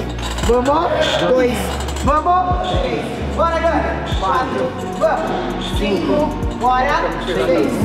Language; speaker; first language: Portuguese; native; Portuguese